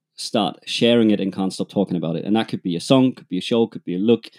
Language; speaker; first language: English; non-native, fluent; German